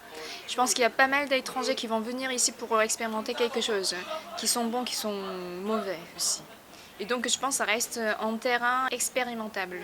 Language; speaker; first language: French; non-native, fluent; Korean